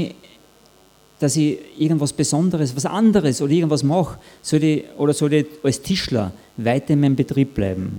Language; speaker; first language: German; native; German